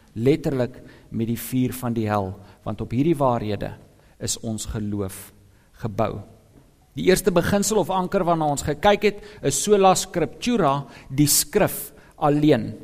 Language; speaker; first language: Afrikaans; non-native, local second language; English